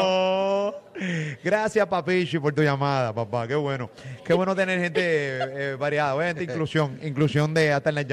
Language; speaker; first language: Spanish; native; Spanish